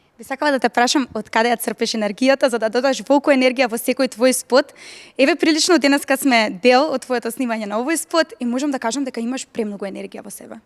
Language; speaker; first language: Macedonian; native; Macedonian